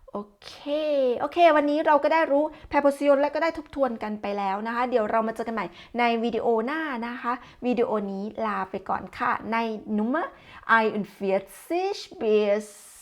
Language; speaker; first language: Thai; native; Thai